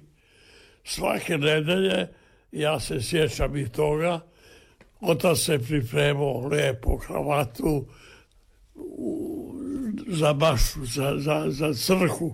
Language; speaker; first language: Serbian; native; Serbian